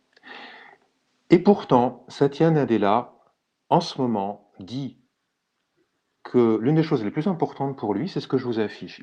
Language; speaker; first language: French; native; French